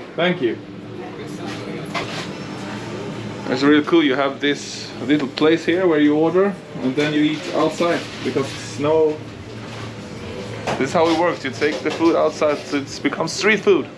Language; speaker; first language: English; non-native, fluent; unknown